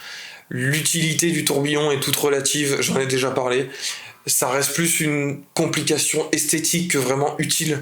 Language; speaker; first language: French; native; French